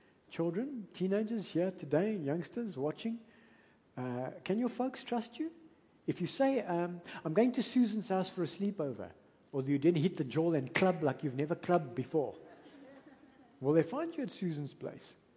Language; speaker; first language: English; native; English